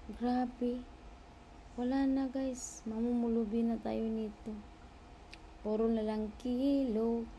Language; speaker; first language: Filipino; non-native, local second language; Cebuano